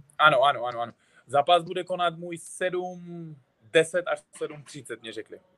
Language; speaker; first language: Czech; non-native, fluent; Uzbek